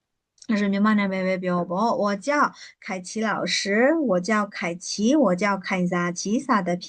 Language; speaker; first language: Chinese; non-native, fluent; Burmese